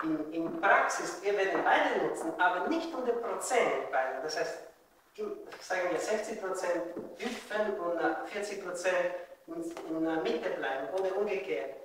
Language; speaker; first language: German; non-native, fluent; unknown